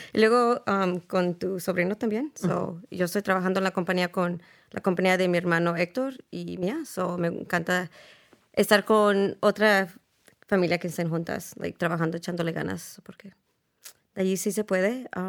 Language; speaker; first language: Spanish; early bilingual, heritage; Spanish